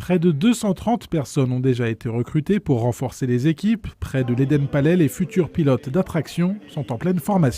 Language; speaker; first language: French; native; French